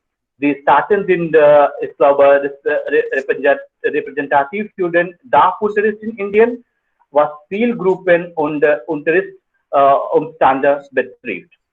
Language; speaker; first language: German; non-native, fluent; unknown